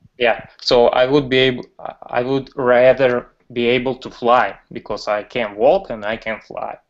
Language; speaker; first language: English; non-native, learner; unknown